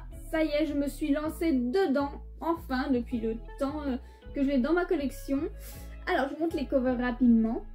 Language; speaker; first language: French; native; French